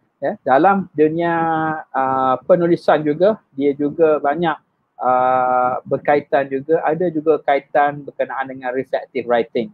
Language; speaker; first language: Malay; native; Malay